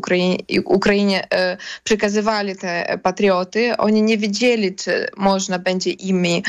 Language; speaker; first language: Polish; non-native, fluent; Ukrainian